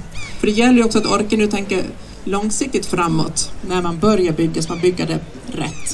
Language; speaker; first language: Swedish; native; Swedish